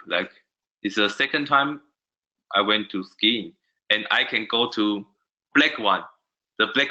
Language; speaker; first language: English; non-native, learner; Chinese